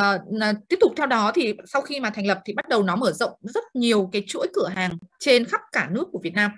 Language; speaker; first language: Vietnamese; native; Vietnamese